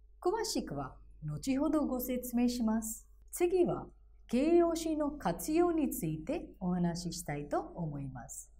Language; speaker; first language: Japanese; non-native, fluent; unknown